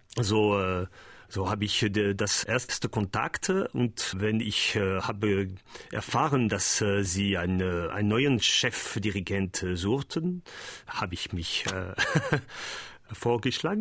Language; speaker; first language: German; non-native, learner; French